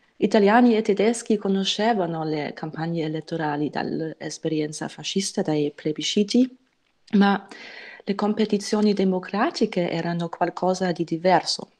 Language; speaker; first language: Italian; non-native, fluent; German